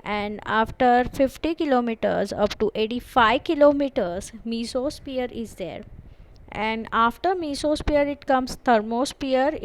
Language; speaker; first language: English; non-native, local second language; Marathi